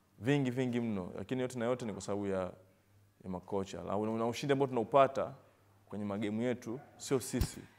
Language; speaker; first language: Swahili; native; Swahili